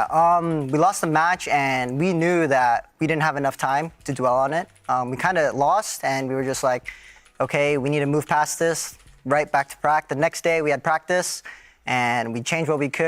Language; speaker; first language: English; native; English